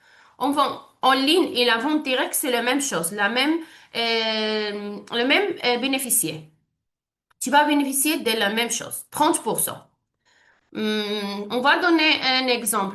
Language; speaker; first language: French; non-native, learner; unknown